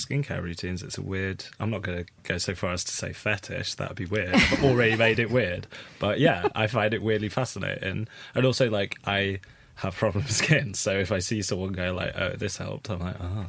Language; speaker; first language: English; native; English